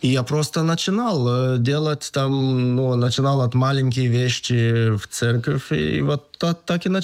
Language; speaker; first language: Russian; non-native, learner; Lithuanian